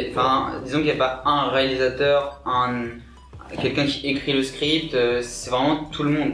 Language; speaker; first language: French; native; French